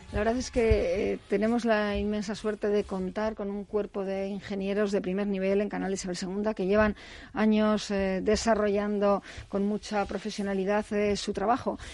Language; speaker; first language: Spanish; native; Spanish